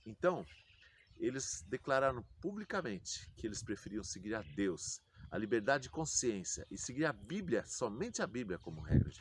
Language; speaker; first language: Portuguese; native; Portuguese